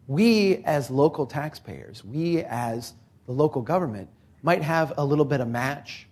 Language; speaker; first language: English; native; English